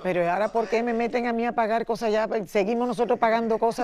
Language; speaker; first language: Spanish; native; Spanish